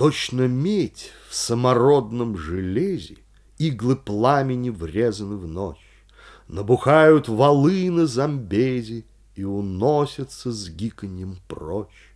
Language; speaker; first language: Russian; native; Russian